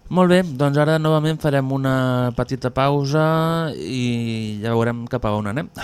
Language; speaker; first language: Catalan; native; Catalan